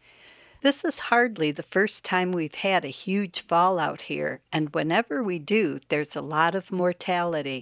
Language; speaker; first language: English; native; English